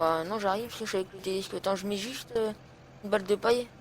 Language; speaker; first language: French; native; French